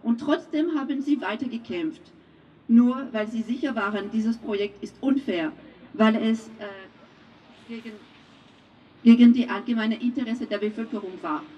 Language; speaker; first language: German; non-native, fluent; French